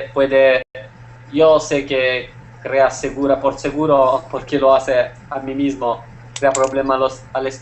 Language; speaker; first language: Spanish; non-native, learner; Italian